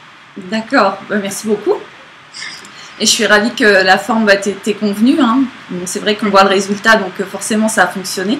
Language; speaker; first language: French; native; French